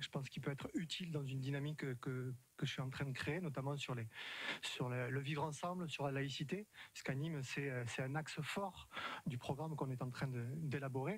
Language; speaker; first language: French; native; French